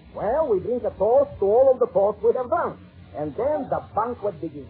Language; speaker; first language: English; non-native, fluent; Russian